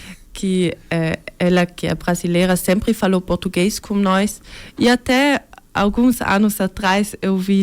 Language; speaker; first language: Portuguese; early bilingual, heritage; Portuguese